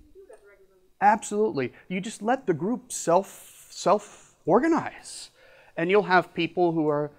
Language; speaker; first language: English; native; English